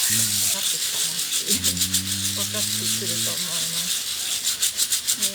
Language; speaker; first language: Japanese; native; Japanese